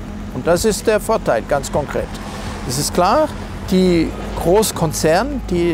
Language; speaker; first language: German; non-native, local second language; French